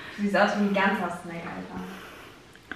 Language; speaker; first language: German; native; German